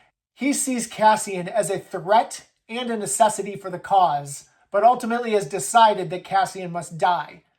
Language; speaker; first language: English; native; English